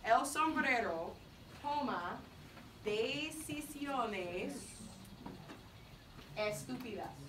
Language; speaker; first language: Spanish; non-native, fluent; English